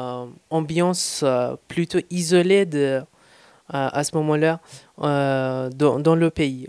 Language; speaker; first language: French; non-native, fluent; Persian